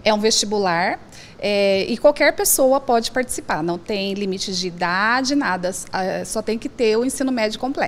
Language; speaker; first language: Portuguese; native; Portuguese